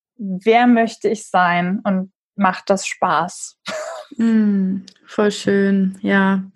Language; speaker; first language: German; native; German